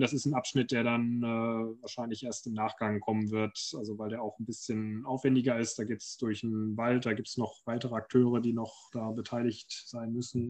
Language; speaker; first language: German; native; German